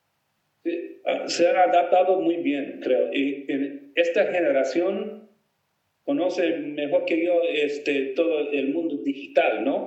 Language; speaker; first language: Spanish; non-native, fluent; English